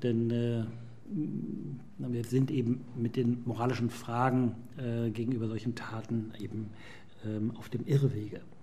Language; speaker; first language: German; native; German